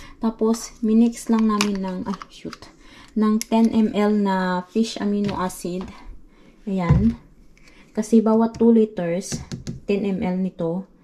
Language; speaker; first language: Filipino; non-native, local second language; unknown